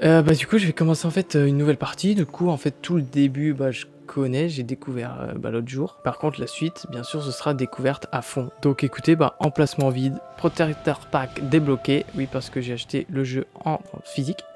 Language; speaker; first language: French; native; French